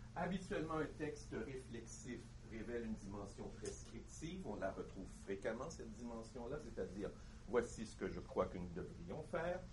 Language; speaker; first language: French; native; French